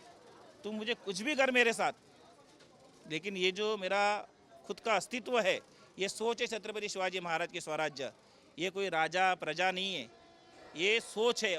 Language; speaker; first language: Hindi; native; Hindi